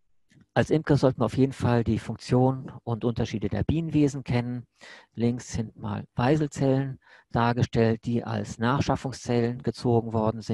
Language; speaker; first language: German; native; German